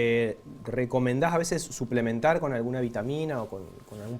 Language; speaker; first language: Spanish; native; Spanish